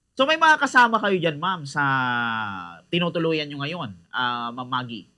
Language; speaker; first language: Filipino; non-native, local second language; Bikol